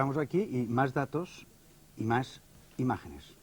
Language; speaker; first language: Spanish; native; Spanish